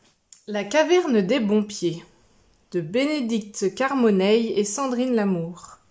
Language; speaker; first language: French; native; French